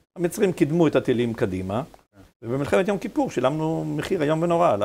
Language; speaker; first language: Hebrew; native; Hebrew